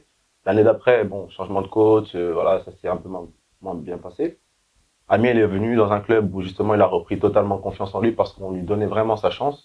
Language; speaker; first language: French; native; French